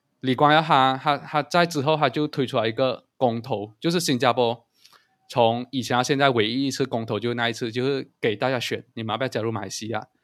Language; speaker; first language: Chinese; native; Chinese